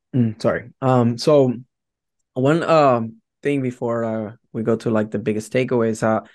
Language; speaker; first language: English; non-native, fluent; Spanish